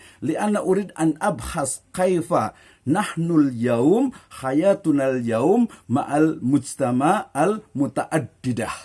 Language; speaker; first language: Arabic; non-native, fluent; Indonesian